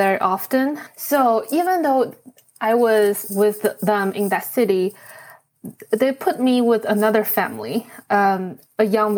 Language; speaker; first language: English; non-native, fluent; Chinese